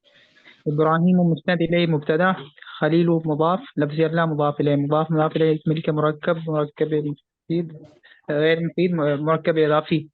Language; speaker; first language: Arabic; non-native, learner; Urdu